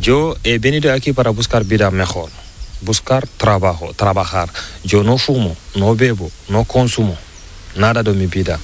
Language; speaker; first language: Spanish; non-native, learner; Fula